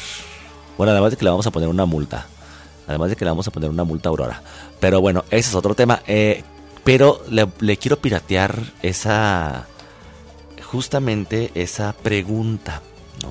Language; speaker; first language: Spanish; native; Spanish